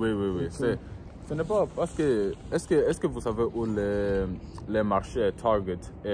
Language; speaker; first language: French; early bilingual, heritage; French